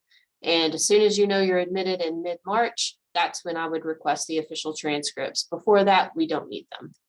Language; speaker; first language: English; native; English